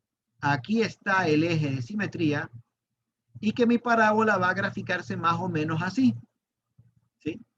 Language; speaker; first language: Spanish; native; Spanish